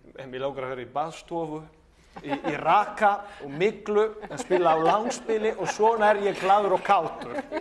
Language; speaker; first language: Icelandic; non-native, fluent; Italian